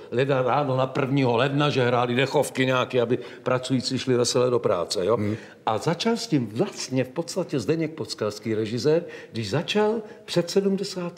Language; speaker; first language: Czech; native; Czech